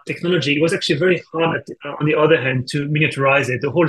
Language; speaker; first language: English; non-native, fluent; French